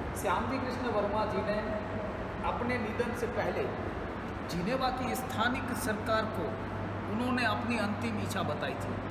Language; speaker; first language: Hindi; non-native, local second language; Gujarati